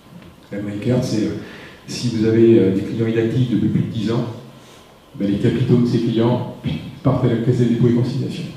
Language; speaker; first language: French; native; French